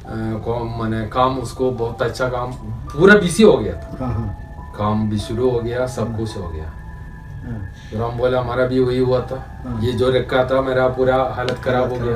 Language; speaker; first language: Hindi; non-native, local second language; Malayalam